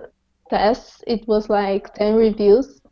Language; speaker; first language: English; non-native, fluent; Portuguese